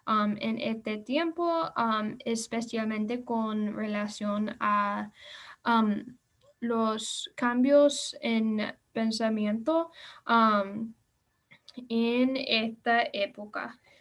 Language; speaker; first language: Spanish; non-native, learner; English